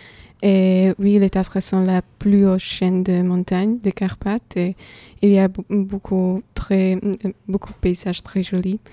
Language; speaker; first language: French; non-native, fluent; Slovak